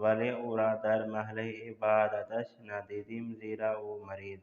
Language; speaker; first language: Persian; non-native, fluent; Urdu